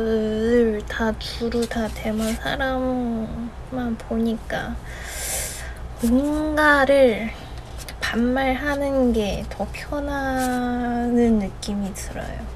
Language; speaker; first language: Korean; non-native, fluent; Chinese